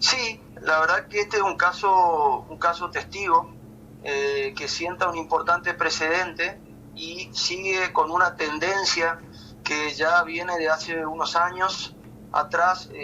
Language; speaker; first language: Spanish; native; Spanish